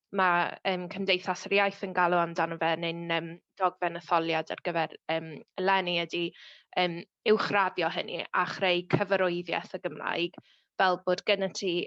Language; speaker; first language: Welsh; native; Welsh